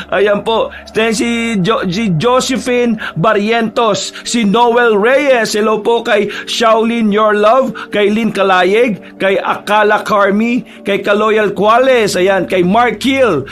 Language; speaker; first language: Filipino; native; Filipino